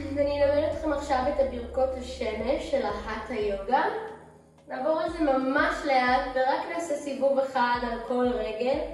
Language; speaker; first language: Hebrew; early bilingual, heritage; English